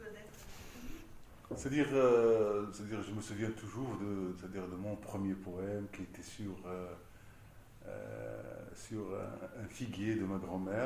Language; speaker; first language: French; non-native, local second language; Arabic